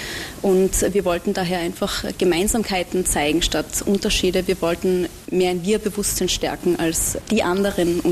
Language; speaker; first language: German; native; German